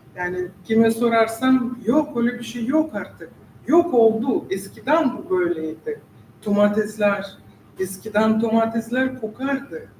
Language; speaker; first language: Turkish; non-native, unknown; Russian